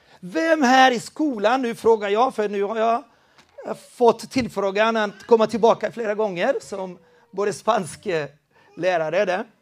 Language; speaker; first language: Swedish; non-native, fluent; Spanish